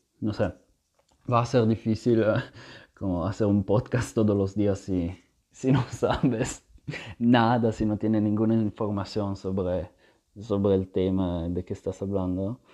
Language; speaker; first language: Spanish; non-native, fluent; Italian